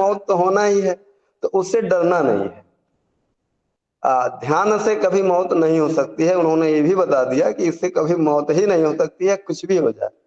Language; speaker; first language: Hindi; native; Hindi